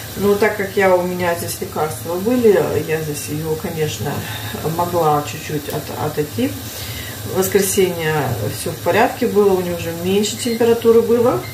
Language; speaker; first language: Russian; early bilingual, heritage; Russian